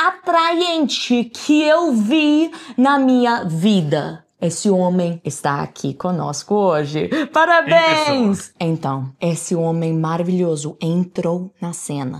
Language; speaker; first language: Portuguese; non-native, fluent; English